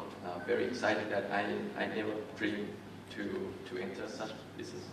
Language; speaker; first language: English; non-native, fluent; Thai